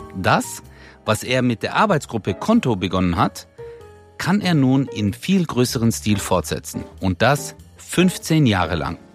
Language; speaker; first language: German; early bilingual, other home language; Turkish